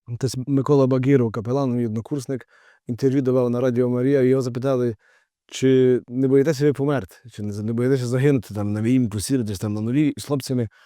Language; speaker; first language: Ukrainian; native; Ukrainian